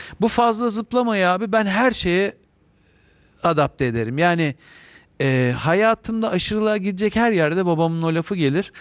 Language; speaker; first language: Turkish; native; Turkish